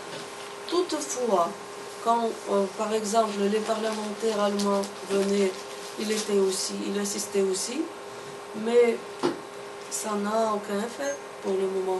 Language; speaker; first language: French; non-native, fluent; Russian